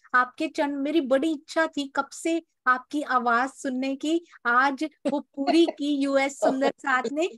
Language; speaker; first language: Hindi; native; Hindi